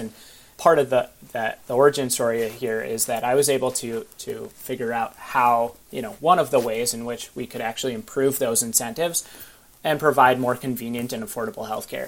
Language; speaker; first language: English; native; English